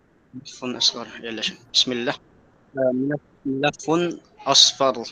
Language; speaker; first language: Arabic; non-native, learner; Filipino